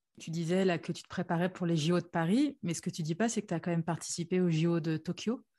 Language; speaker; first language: French; native; French